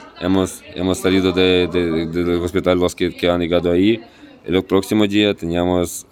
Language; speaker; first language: Spanish; non-native, fluent; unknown